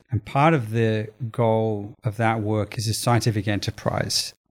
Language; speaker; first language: English; native; English